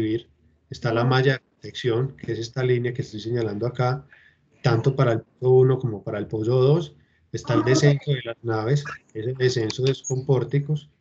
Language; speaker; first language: Spanish; native; Spanish